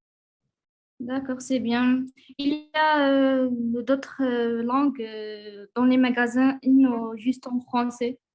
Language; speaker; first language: French; non-native, learner; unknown